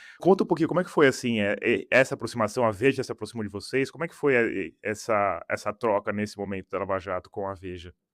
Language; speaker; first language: Portuguese; native; Portuguese